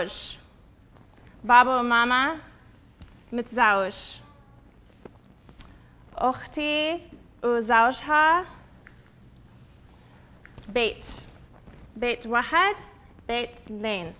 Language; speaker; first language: Arabic; non-native, learner; English